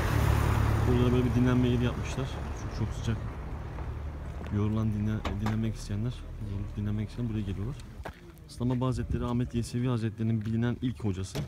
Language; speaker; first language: Turkish; native; Turkish